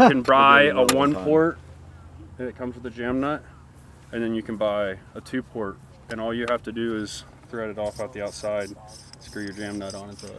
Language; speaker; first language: English; native; English